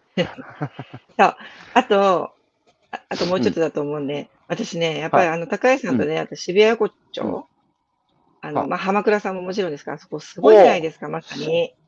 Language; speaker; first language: Japanese; native; Japanese